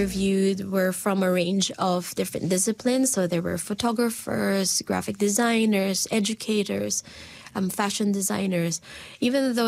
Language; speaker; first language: English; non-native, local second language; Filipino